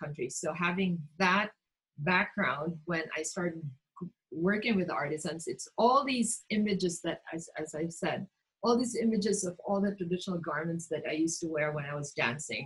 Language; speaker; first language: English; non-native, local second language; Cebuano